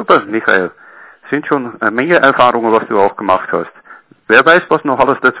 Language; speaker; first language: German; native; German